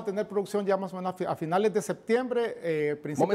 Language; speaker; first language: Spanish; native; Spanish